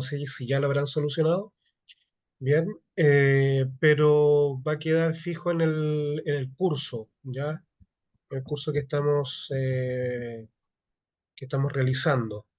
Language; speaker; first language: Spanish; native; Spanish